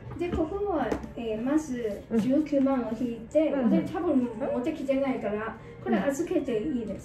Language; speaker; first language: Japanese; non-native, fluent; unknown